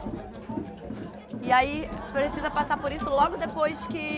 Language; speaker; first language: Portuguese; native; Portuguese